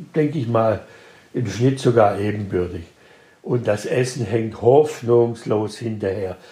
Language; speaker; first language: German; native; German